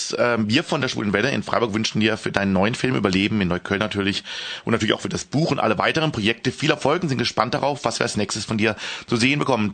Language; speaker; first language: German; native; German